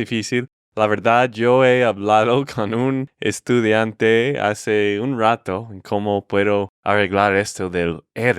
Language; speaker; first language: Spanish; non-native, fluent; English